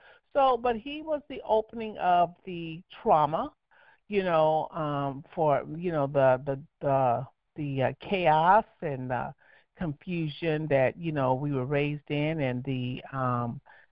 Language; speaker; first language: English; native; English